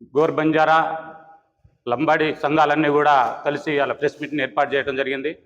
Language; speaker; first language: Telugu; non-native, local second language; Lambadi